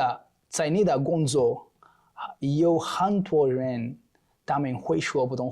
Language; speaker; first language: Chinese; non-native, learner; Portuguese